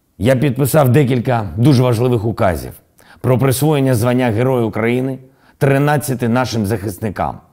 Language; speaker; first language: Ukrainian; non-native, local second language; Russian